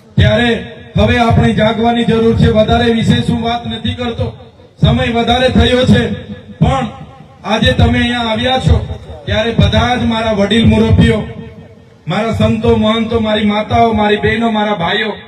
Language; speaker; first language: Gujarati; non-native, local second language; Vasavi